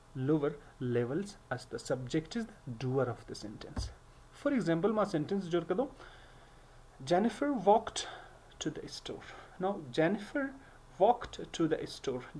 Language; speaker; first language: English; non-native, learner; Hazaragi